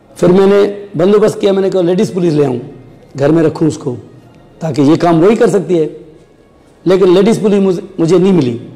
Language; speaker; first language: Urdu; non-native, local second language; Sindhi